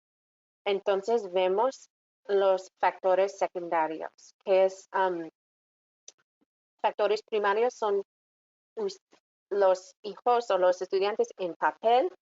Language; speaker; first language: Spanish; non-native, fluent; English